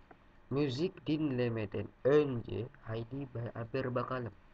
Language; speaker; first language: Turkish; non-native, learner; Indonesian